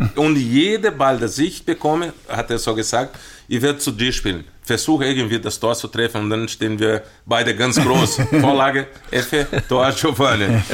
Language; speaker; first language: German; non-native, fluent; Portuguese